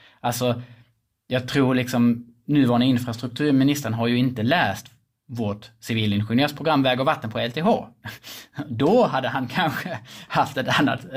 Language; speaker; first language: Swedish; non-native, fluent; German